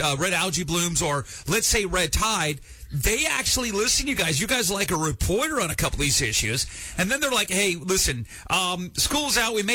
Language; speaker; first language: English; native; English